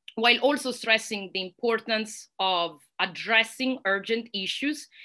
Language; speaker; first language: English; non-native, fluent; Italian